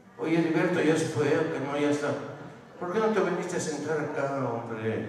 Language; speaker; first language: Spanish; native; Spanish